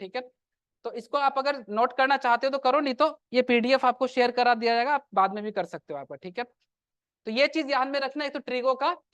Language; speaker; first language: Hindi; non-native, local second language; Assamese